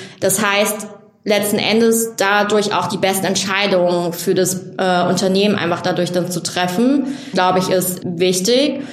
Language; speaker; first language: German; early bilingual, other home language; Vietnamese